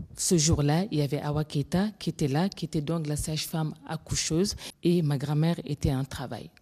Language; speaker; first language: French; non-native, local second language; Bambara